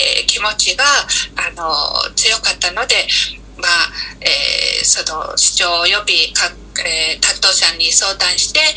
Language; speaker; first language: Japanese; non-native, fluent; Mongolian